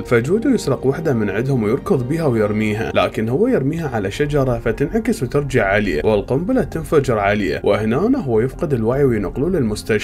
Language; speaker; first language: Arabic; native; Arabic